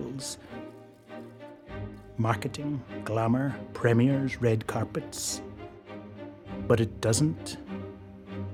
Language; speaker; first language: English; native; English